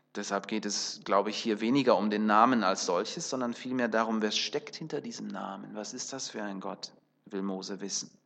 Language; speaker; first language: German; early bilingual, other home language; Russian